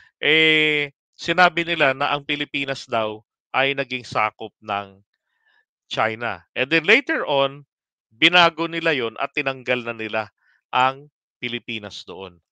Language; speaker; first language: Filipino; native; Filipino